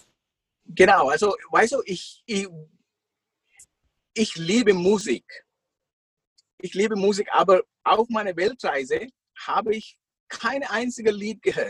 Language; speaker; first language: German; non-native, fluent; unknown